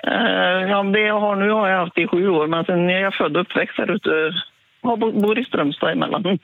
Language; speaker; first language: Swedish; native; Swedish